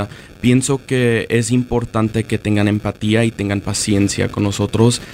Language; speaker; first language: Spanish; early bilingual, other home language; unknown